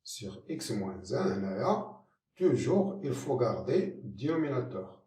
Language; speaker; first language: French; non-native, local second language; Arabic